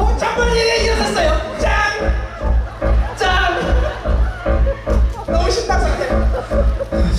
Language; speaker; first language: Korean; native; Korean